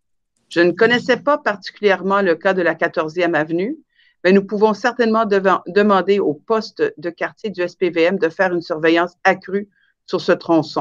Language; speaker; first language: French; native; French